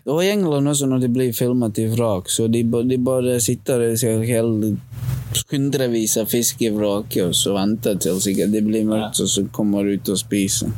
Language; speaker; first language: Norwegian; non-native, fluent; Latvian